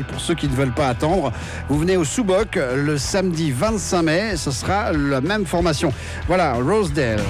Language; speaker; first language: French; native; French